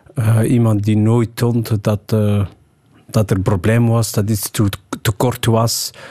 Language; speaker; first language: Dutch; early bilingual, other home language; Somali